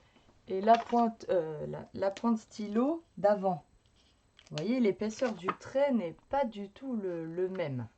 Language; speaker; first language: French; native; French